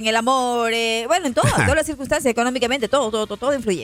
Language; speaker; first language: Spanish; native; Spanish